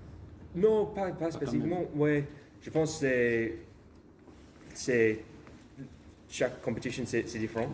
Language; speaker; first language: French; non-native, learner; English